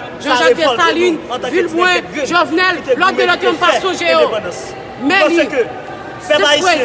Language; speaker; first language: Haitian Creole; native; Haitian Creole